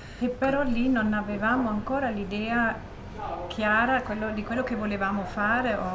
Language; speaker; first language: Italian; non-native, fluent; German